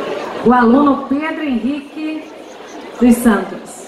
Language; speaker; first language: Portuguese; native; Portuguese